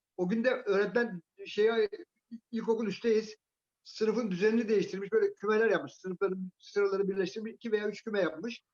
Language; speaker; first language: Turkish; native; Turkish